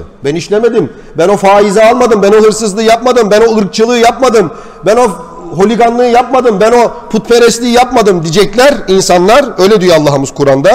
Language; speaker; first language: Turkish; native; Turkish